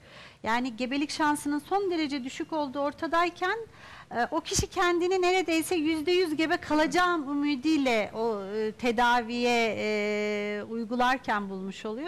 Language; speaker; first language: Turkish; native; Turkish